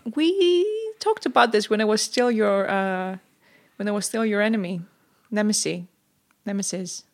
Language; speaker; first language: English; non-native, fluent; Greek